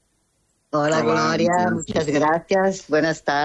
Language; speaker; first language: Spanish; non-native, fluent; Portuguese